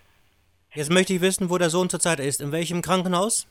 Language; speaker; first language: German; native; German